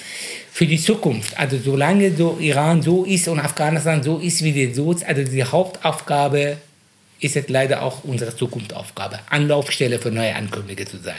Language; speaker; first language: German; non-native, fluent; Persian